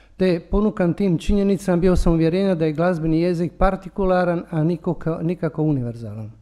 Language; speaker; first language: Croatian; non-native, local second language; Italian